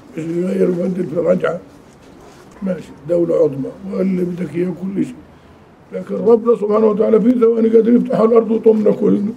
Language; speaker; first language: Arabic; native; Arabic